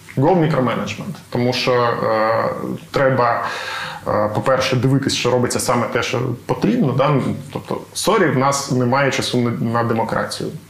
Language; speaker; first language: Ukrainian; native; Ukrainian